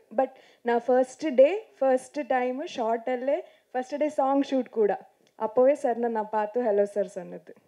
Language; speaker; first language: Tamil; non-native, learner; Kannada